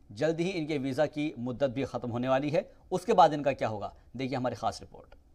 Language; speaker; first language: Hindi; native; Hindi